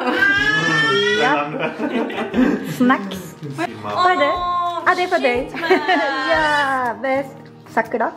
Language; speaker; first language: Swedish; non-native, learner; Japanese